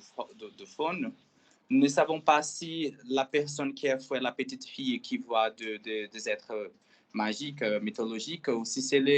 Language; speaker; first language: French; non-native, fluent; Portuguese